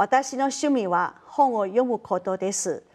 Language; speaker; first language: Japanese; non-native, fluent; Chinese